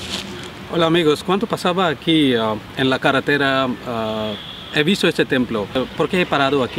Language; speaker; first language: Spanish; non-native, learner; Malayalam